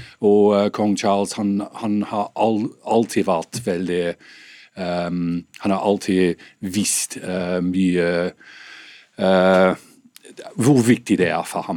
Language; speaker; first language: Norwegian; non-native, fluent; English